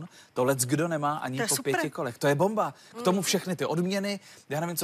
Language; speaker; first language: Czech; native; Czech